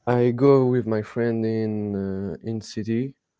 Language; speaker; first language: English; non-native, learner; French